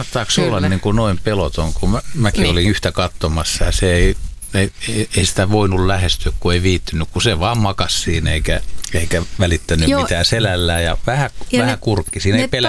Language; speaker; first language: Finnish; native; Finnish